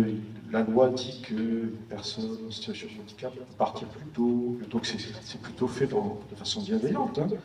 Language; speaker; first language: French; native; French